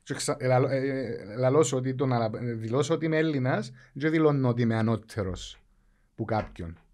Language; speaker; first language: Greek; native; Greek